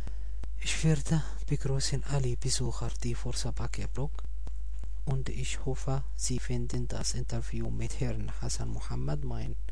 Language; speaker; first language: German; non-native, learner; Arabic